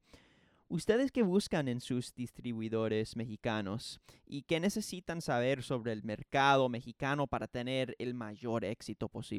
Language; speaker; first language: Spanish; non-native, fluent; English